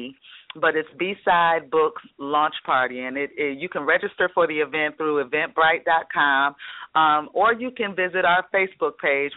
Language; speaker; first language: English; native; English